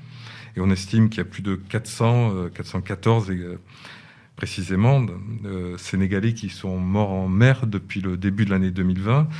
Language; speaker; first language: French; native; French